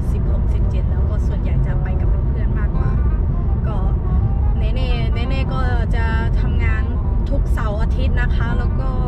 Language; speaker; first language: Thai; native; Thai